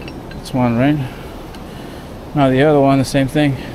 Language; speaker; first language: English; early bilingual, other home language; Spanish